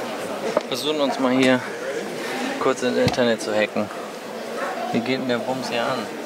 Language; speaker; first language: German; native; German